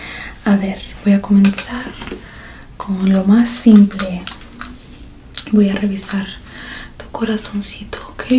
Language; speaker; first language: Spanish; early bilingual, heritage; Spanish